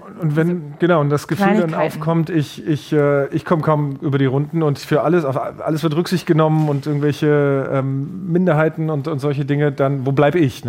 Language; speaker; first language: German; native; German